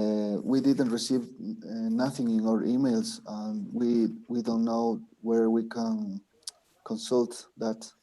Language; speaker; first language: English; non-native, learner; Spanish